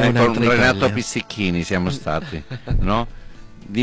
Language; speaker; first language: Italian; non-native, learner; Spanish